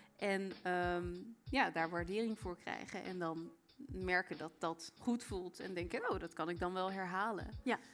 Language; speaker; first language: Dutch; native; Dutch